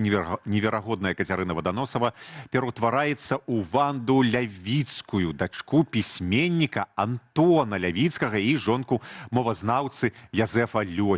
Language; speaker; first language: Belarusian; native; Belarusian